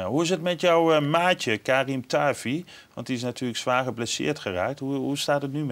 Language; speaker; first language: Dutch; native; Dutch